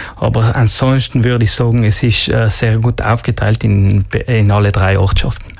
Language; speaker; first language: German; non-native, local second language; Ladin